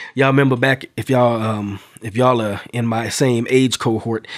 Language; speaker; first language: English; native; English